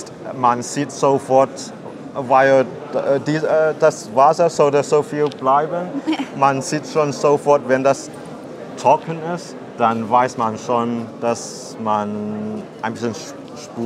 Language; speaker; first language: German; non-native, learner; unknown